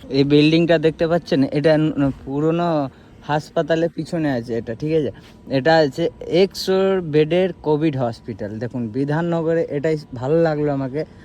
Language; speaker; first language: Bangla; non-native, learner; Hindi